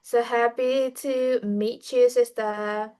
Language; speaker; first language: English; non-native, fluent; Indonesian